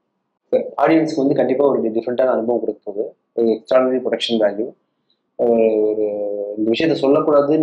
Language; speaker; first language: Tamil; native; Tamil